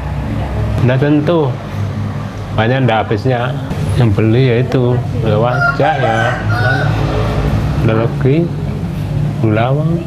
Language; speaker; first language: Indonesian; non-native, local second language; Javanese